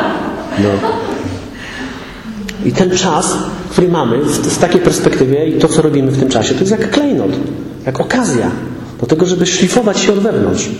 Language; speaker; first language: Polish; native; Polish